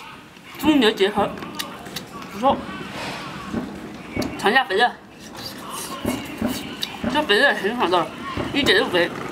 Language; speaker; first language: Chinese; native; Chinese